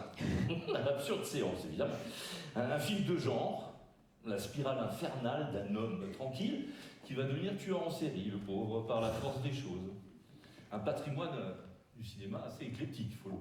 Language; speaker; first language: French; native; French